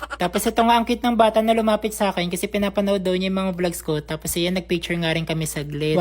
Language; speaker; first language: Filipino; non-native, local second language; Cebuano